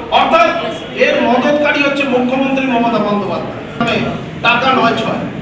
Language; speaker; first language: Bangla; native; Bangla